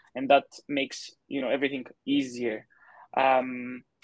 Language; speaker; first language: English; non-native, fluent; Greek